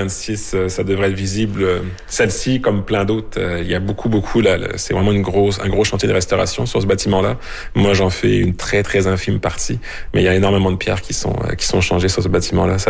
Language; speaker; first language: French; native; French